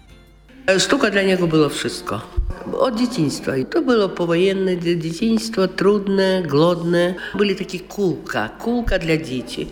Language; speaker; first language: Polish; non-native, local second language; Russian